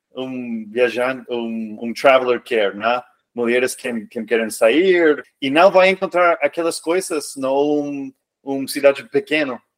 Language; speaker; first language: Portuguese; non-native, fluent; English